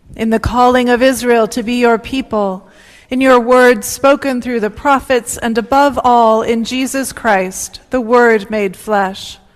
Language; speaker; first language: English; native; English